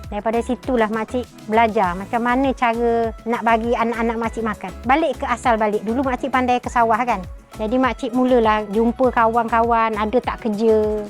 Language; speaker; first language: Malay; native; Malay